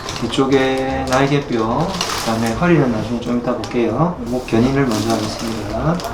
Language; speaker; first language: Korean; native; Korean